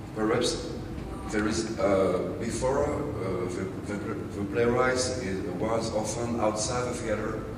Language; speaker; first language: English; non-native, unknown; French